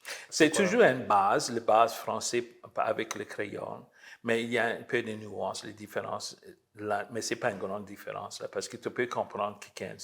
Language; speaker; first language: French; early bilingual, heritage; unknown